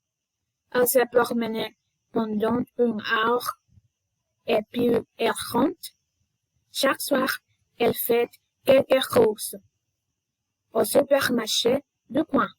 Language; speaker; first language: French; non-native, learner; Spanish